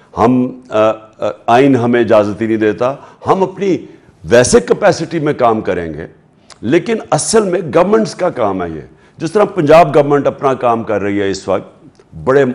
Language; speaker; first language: Urdu; native; Urdu